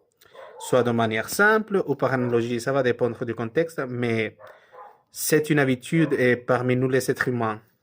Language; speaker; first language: French; non-native, learner; Spanish